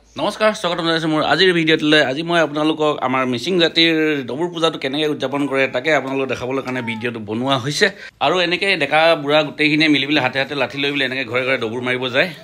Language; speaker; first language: Assamese; non-native, local second language; Mising